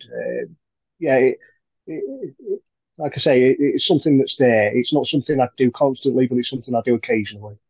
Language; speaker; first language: English; native; English